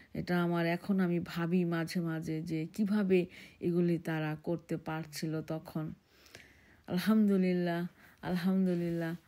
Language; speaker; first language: Bangla; early bilingual, heritage; Bangla